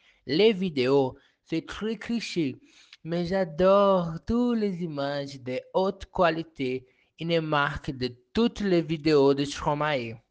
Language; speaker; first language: French; non-native, learner; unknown